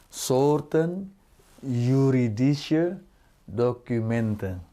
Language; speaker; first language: Dutch; non-native, fluent; Indonesian